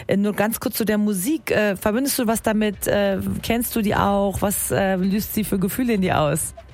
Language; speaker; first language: German; native; German